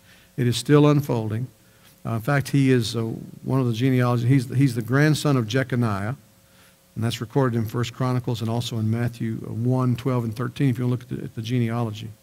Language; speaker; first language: English; native; English